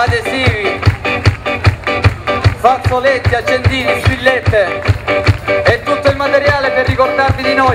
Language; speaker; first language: Italian; native; Italian